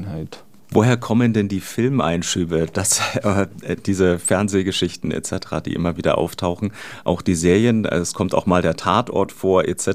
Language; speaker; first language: German; native; German